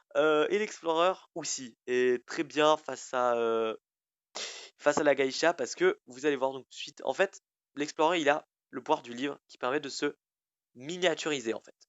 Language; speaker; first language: French; native; French